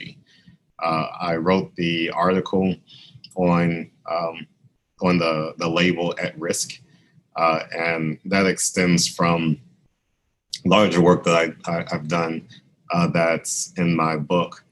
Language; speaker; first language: English; native; English